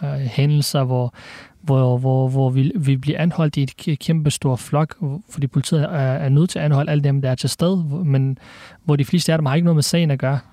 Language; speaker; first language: Danish; early bilingual, other home language; Arabic